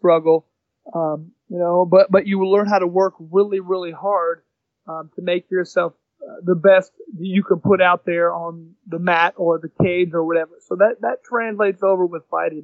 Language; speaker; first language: English; native; English